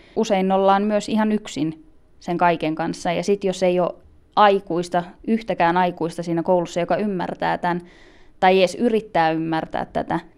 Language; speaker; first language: Finnish; native; Finnish